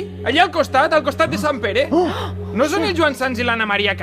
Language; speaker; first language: Catalan; native; Catalan